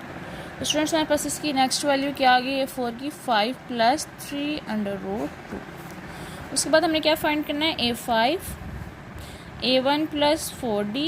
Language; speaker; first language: Hindi; non-native, local second language; Punjabi